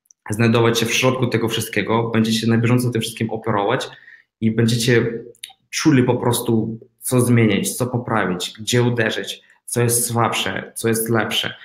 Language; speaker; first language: Polish; non-native, fluent; Ukrainian